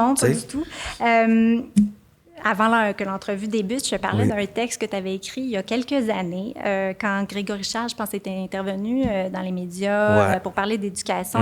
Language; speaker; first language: French; native; French